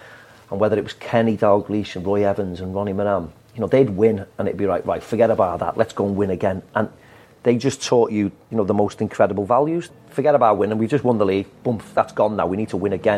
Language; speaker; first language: English; native; English